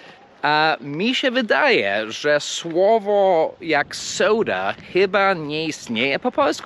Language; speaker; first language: Polish; non-native, fluent; English